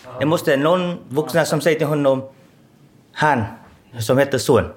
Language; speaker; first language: Swedish; non-native, fluent; Vietnamese